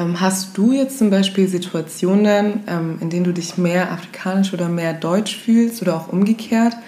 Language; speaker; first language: German; early bilingual, other home language; Swahili